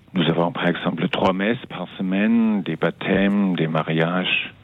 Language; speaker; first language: French; non-native, fluent; German